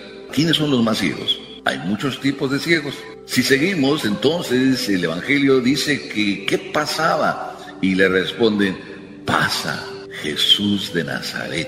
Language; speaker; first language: Spanish; native; Spanish